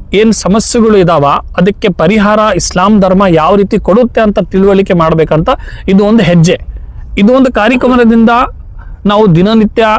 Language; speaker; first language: Kannada; non-native, local second language; Urdu